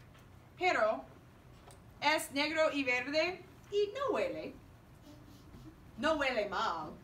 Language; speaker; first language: Spanish; non-native, fluent; English